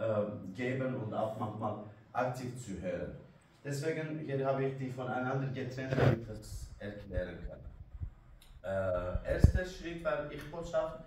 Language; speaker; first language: German; non-native, learner; Kurdish